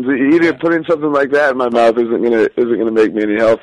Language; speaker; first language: English; native; English